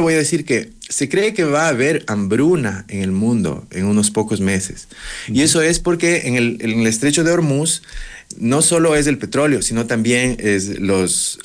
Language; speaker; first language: Spanish; native; Spanish